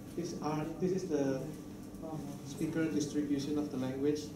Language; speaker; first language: English; non-native, fluent; Indonesian